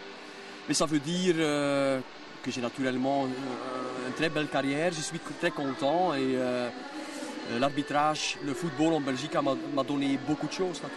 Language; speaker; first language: French; non-native, local second language; Dutch